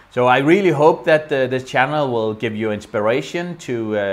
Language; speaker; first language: English; non-native, fluent; Danish